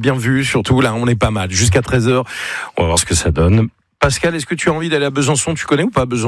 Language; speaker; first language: French; native; French